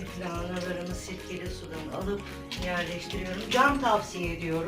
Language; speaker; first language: Turkish; native; Turkish